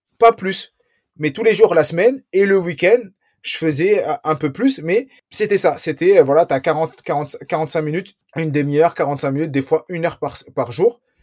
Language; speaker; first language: French; early bilingual, other home language; Riffian